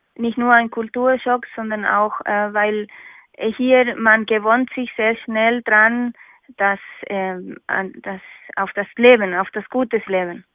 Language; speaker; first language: German; non-native, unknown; Spanish